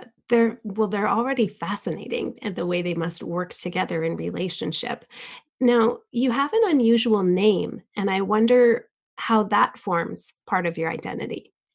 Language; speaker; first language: English; native; English